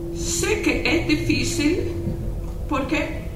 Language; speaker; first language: Spanish; non-native, local second language; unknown